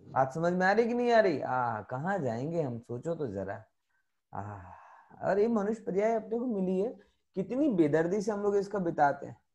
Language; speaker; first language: Hindi; native; Hindi